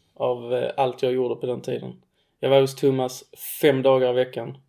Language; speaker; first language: Swedish; native; Swedish